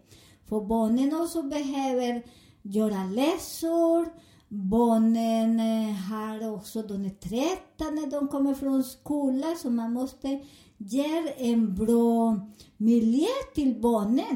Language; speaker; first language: Swedish; non-native, learner; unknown